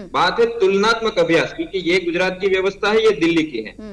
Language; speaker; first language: Hindi; non-native, local second language; Gujarati